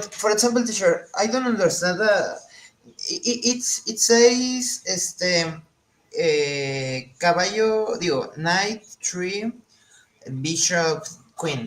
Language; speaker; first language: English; non-native, learner; Spanish